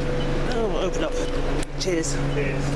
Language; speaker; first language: English; native; English